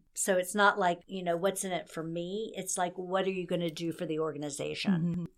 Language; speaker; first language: English; native; English